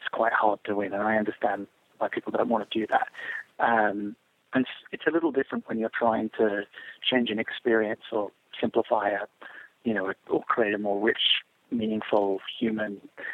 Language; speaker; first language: English; native; English